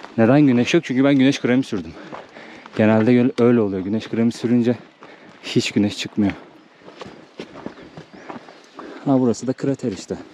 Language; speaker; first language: Turkish; native; Turkish